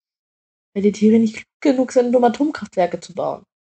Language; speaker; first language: German; native; German